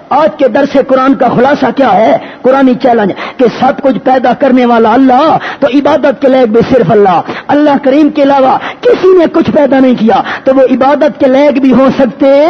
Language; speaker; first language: Urdu; non-native, local second language; Pashto